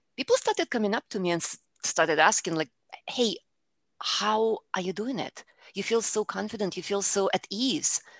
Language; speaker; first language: English; non-native, fluent; Russian